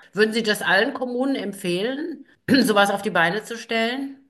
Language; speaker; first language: German; native; German